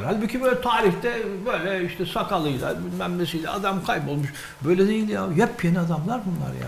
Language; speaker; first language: Turkish; native; Turkish